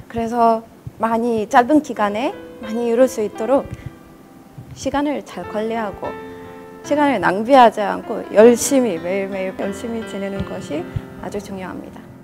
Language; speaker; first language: Korean; non-native, fluent; Arabic